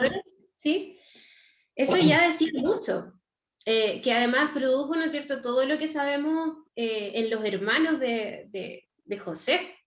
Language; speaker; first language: Spanish; native; Spanish